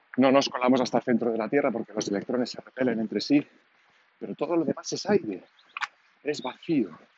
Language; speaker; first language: Spanish; non-native, local second language; Catalan